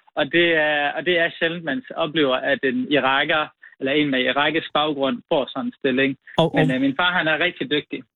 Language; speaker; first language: Danish; early bilingual, other home language; Arabic